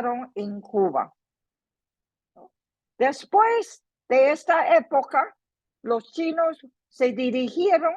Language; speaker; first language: Spanish; non-native, fluent; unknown